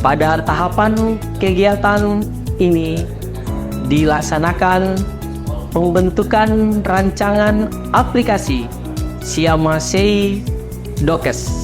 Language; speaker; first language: Indonesian; native; Indonesian